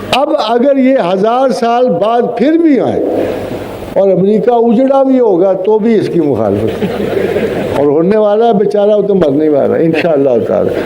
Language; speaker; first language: Urdu; non-native, local second language; Punjabi